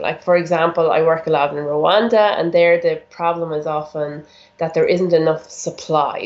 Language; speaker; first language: English; native; English